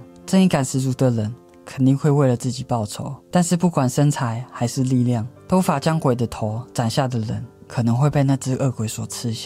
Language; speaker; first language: Chinese; native; Chinese